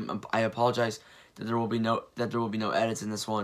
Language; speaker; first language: English; native; English